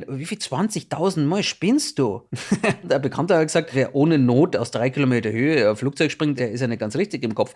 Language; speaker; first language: German; native; German